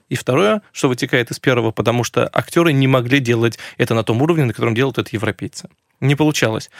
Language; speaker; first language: Russian; native; Russian